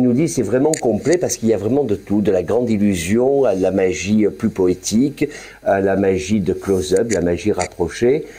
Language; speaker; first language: French; native; French